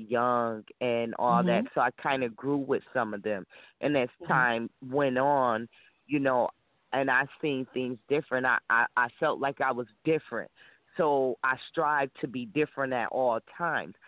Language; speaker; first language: English; native; English